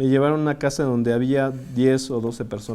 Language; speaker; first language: Spanish; native; Spanish